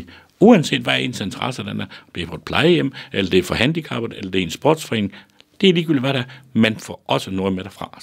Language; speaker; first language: Danish; native; Danish